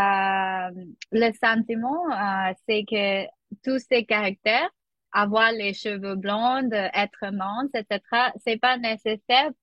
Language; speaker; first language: French; non-native, learner; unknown